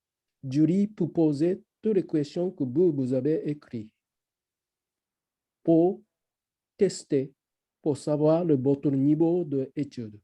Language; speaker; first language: French; non-native, fluent; Japanese